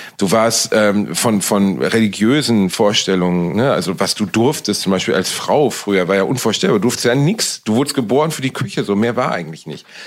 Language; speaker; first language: German; native; German